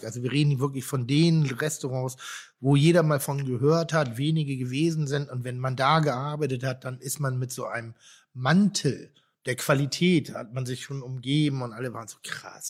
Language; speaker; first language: German; native; German